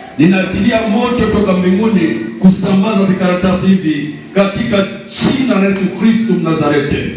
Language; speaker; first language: Swahili; native; Swahili